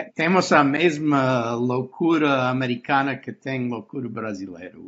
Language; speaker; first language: Portuguese; non-native, fluent; English